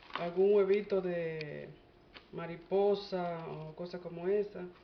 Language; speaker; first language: Spanish; native; Spanish